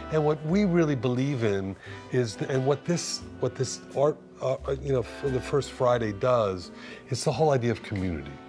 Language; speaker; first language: English; native; English